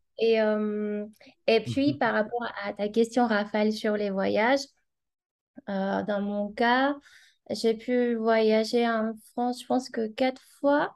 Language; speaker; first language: French; non-native, fluent; Spanish